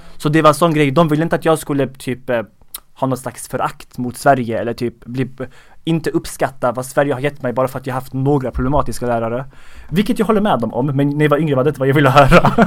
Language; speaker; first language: Swedish; early bilingual, other home language; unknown